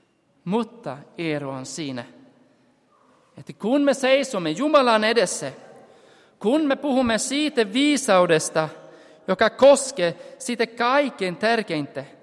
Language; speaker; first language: Finnish; non-native, fluent; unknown